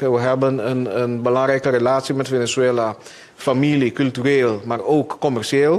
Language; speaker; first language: Dutch; non-native, local second language; Papiamento